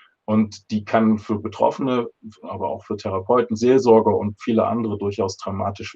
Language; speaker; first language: German; native; German